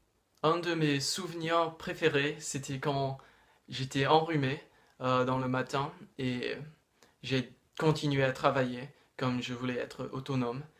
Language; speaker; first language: French; non-native, fluent; English